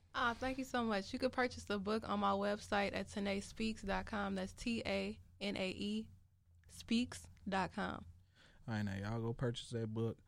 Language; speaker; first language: English; native; English